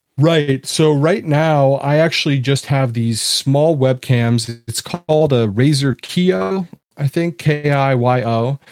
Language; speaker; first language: English; native; English